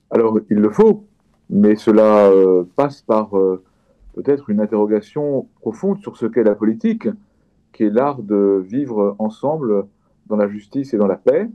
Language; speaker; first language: French; native; French